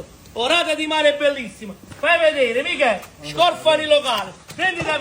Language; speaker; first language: Italian; native; Italian